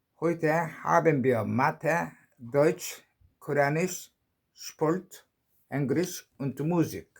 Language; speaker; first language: German; non-native, learner; Korean